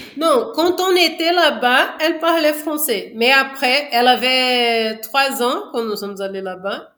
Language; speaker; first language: French; non-native, fluent; Portuguese